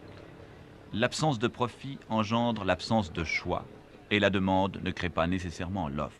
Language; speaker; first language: French; native; French